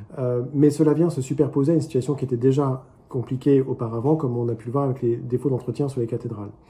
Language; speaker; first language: French; native; French